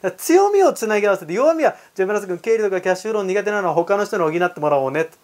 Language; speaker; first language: Japanese; native; Japanese